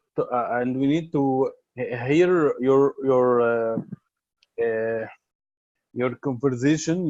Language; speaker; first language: English; non-native, learner; Arabic